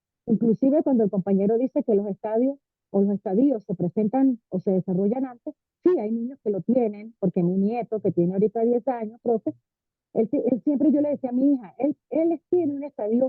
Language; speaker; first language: Spanish; native; Spanish